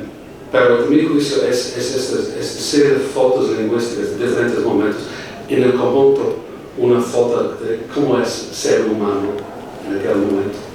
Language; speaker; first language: Spanish; non-native, fluent; English